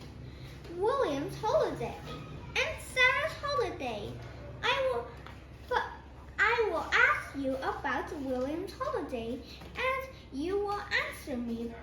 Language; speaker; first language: English; non-native, fluent; Vietnamese